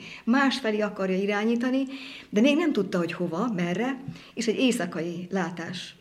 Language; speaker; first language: Hungarian; native; Hungarian